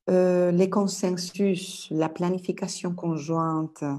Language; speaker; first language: French; non-native, local second language; Arabic